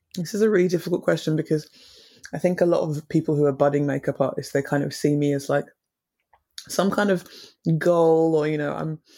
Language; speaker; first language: English; native; English